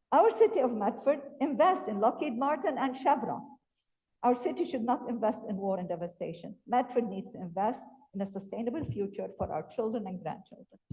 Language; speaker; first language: English; non-native, fluent; Arabic